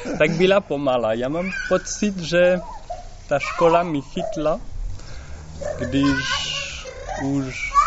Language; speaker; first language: Czech; non-native, fluent; French